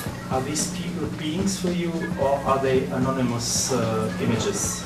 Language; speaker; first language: English; non-native, fluent; German